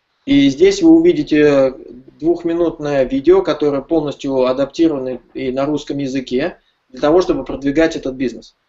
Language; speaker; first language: Russian; native; Russian